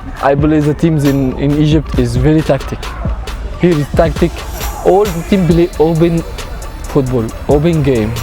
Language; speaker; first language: English; non-native, learner; Arabic